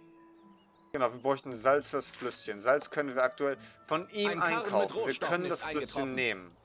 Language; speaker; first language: German; native; German